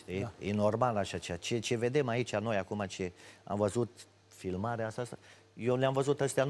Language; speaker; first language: Romanian; native; Romanian